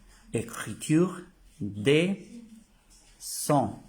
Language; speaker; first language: French; non-native, fluent; Spanish